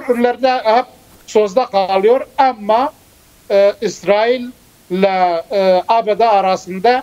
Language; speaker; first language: Turkish; non-native, fluent; Kurdish